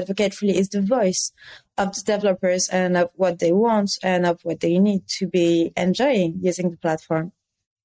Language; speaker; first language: English; non-native, fluent; French